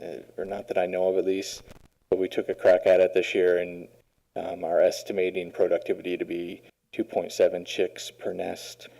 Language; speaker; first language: English; native; English